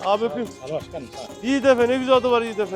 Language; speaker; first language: Turkish; native; Turkish